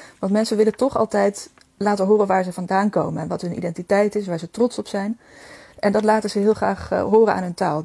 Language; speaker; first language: Dutch; native; Dutch